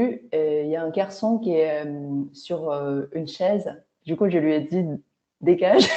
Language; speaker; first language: French; non-native, fluent; Chinese